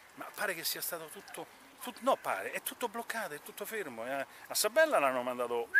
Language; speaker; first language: Italian; native; Italian